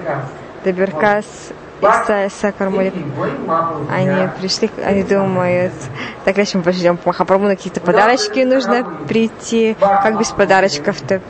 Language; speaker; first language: Russian; non-native, learner; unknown